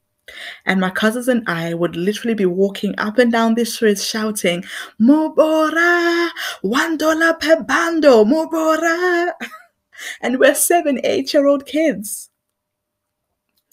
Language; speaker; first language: English; non-native, local second language; Shona